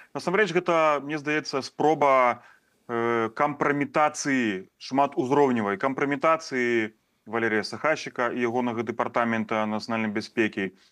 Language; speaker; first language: Russian; non-native, local second language; Belarusian